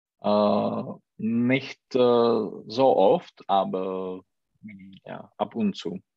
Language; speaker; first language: German; non-native, learner; Czech